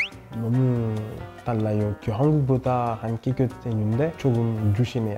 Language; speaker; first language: Korean; non-native, learner; French